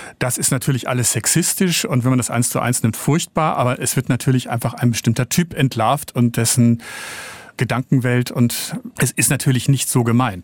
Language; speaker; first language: German; native; German